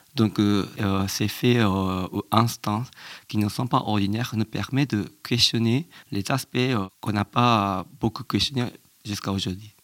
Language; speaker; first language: French; non-native, fluent; Japanese